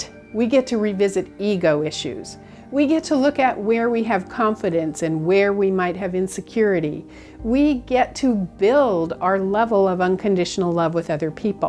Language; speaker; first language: English; native; English